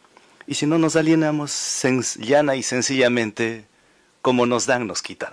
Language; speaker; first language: Spanish; native; Spanish